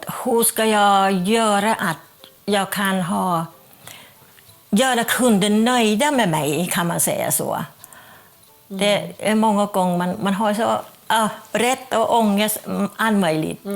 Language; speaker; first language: Swedish; non-native, fluent; Thai